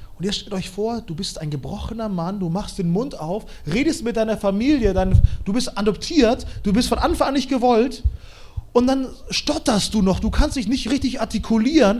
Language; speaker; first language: German; early bilingual, other home language; Russian